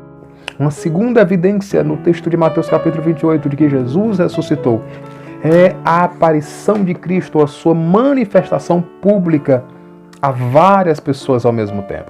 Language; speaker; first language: Portuguese; native; Portuguese